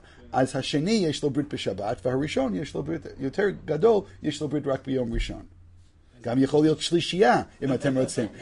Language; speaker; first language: Hebrew; non-native, fluent; English